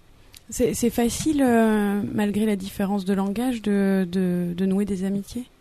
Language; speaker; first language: French; native; French